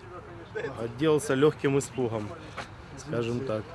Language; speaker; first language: Russian; native; Russian